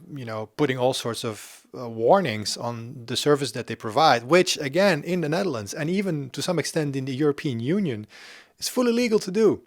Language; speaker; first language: English; non-native, fluent; Dutch